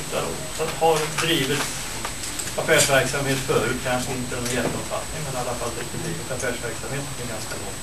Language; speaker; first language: Swedish; native; Swedish